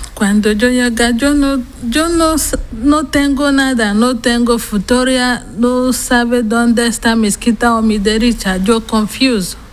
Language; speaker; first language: Spanish; non-native, learner; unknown